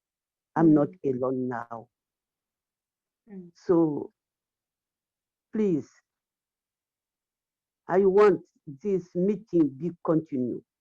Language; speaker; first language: English; non-native, learner; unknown